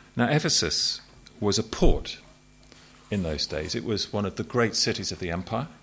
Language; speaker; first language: English; native; English